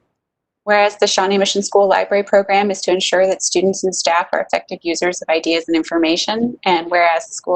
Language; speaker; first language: English; native; English